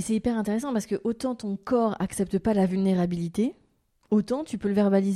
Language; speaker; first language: French; native; French